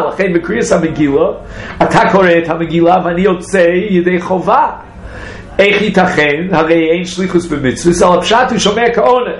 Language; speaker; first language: Hebrew; non-native, fluent; English